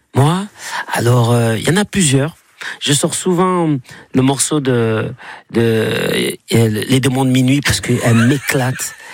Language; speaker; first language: French; native; French